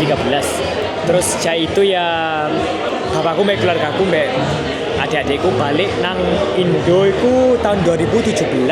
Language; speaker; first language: Indonesian; native; Indonesian